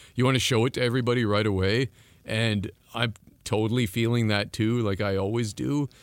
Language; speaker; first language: English; non-native, fluent; French